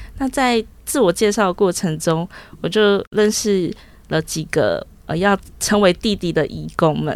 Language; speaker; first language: Chinese; native; Chinese